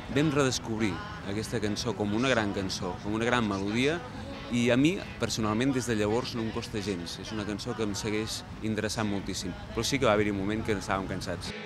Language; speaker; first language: Catalan; native; Catalan